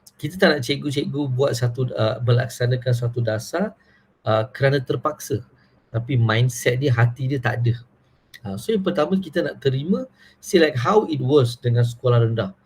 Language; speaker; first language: Malay; non-native, local second language; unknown